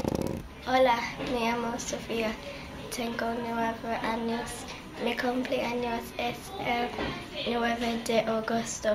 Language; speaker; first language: Spanish; non-native, learner; English